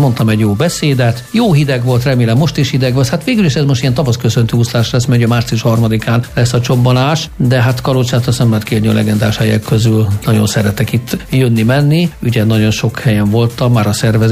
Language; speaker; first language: Hungarian; native; Hungarian